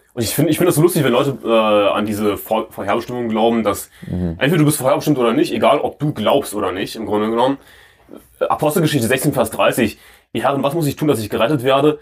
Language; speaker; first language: German; native; German